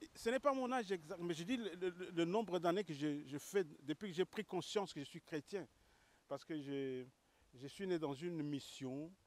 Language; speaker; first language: French; non-native, local second language; Lingala